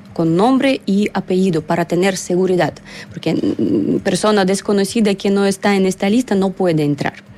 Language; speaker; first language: Spanish; non-native, learner; Russian